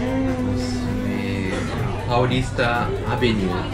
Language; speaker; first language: Japanese; non-native, fluent; Portuguese